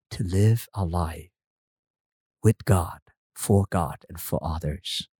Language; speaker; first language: English; non-native, fluent; Vietnamese